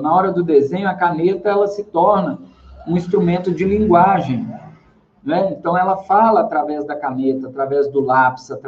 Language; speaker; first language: Portuguese; native; Portuguese